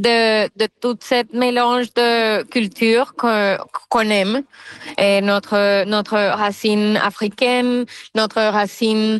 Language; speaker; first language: French; non-native, fluent; Spanish